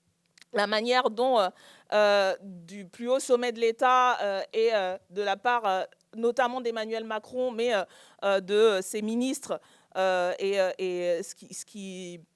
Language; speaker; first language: French; native; French